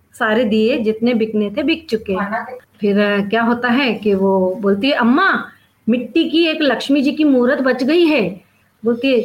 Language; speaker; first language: Hindi; non-native, local second language; Sindhi